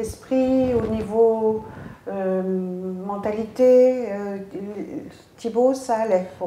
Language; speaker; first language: French; native; French